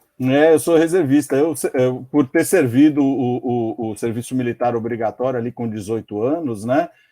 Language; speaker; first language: Portuguese; native; Portuguese